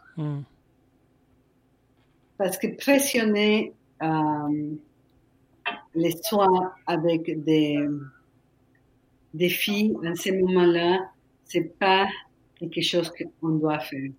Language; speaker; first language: French; non-native, fluent; Spanish